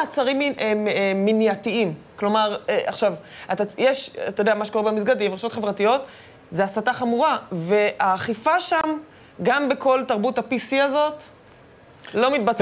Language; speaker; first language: Hebrew; native; Hebrew